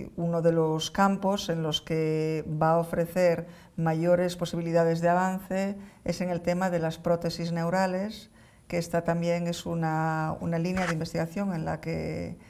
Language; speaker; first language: Spanish; native; Spanish